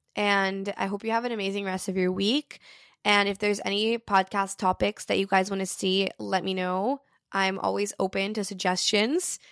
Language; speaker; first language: English; early bilingual, other home language; Portuguese